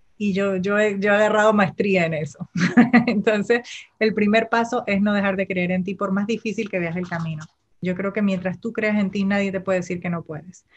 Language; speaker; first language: Spanish; native; Spanish